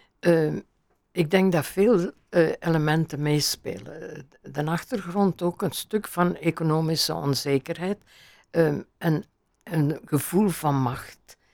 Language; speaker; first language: Dutch; native; Dutch